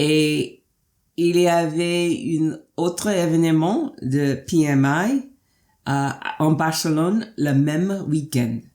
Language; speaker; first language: French; non-native, fluent; English